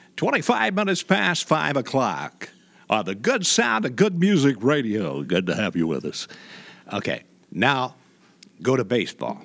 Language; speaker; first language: English; native; English